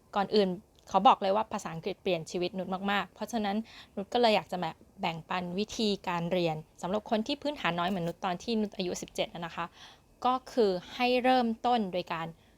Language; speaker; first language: Thai; native; Thai